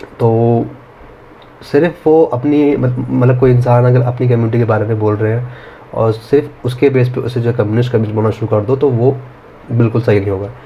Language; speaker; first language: Hindi; native; Hindi